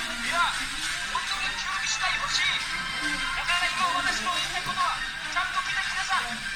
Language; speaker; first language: Japanese; non-native, learner; Indonesian